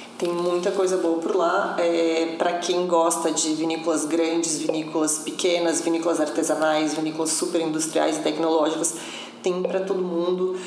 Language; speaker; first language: Portuguese; native; Portuguese